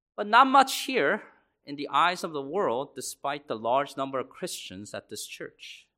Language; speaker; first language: English; native; English